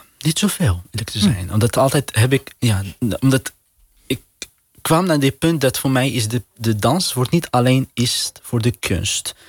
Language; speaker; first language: Dutch; non-native, learner; Arabic